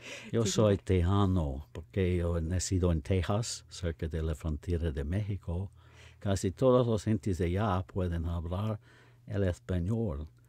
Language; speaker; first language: Spanish; non-native, learner; English